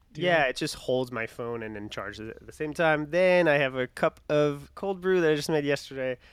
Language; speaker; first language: English; non-native, fluent; French